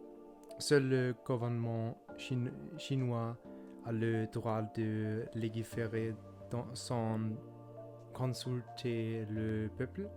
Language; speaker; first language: French; non-native, learner; German